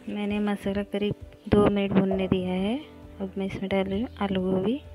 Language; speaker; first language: Hindi; non-native, local second language; Marathi